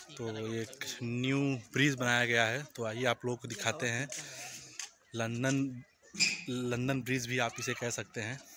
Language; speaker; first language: Hindi; native; Hindi